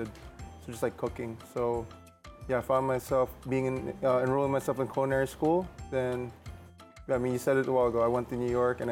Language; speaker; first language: English; non-native, local second language; Filipino